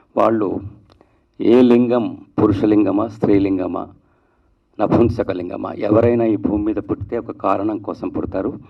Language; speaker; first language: Telugu; native; Telugu